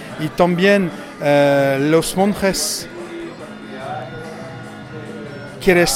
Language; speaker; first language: Spanish; non-native, learner; French